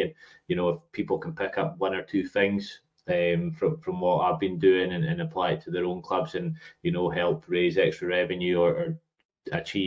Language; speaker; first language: English; native; English